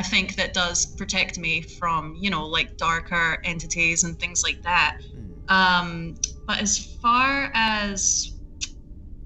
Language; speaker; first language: English; native; English